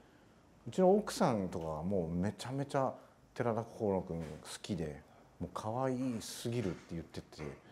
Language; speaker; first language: Japanese; native; Japanese